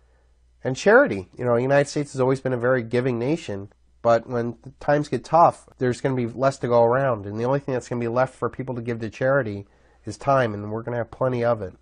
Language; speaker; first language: English; native; English